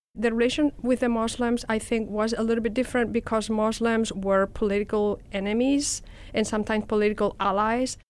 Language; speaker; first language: English; non-native, fluent; Spanish